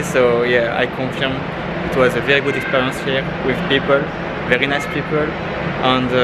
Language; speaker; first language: English; non-native, learner; French